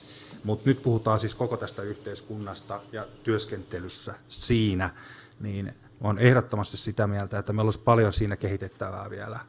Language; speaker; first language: Finnish; native; Finnish